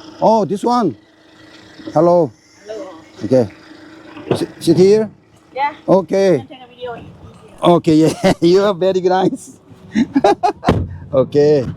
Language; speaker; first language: English; non-native, learner; Korean